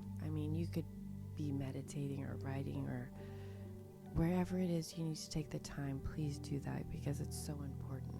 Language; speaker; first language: English; native; English